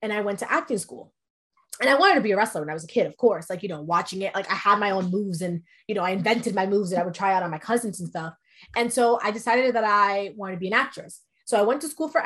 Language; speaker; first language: English; early bilingual, other home language; Spanish